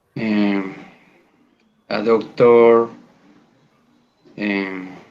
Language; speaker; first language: English; non-native, learner; Spanish